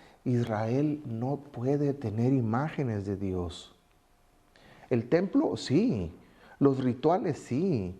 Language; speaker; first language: Spanish; native; Spanish